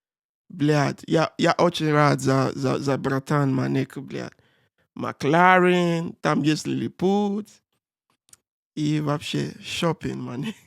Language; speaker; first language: Russian; non-native, learner; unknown